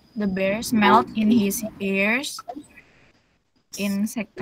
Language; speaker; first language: English; non-native, learner; Indonesian